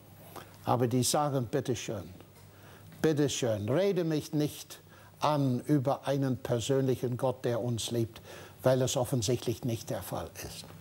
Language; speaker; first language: German; non-native, fluent; English